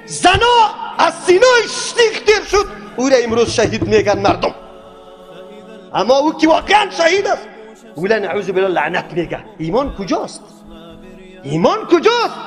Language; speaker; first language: Persian; native; Persian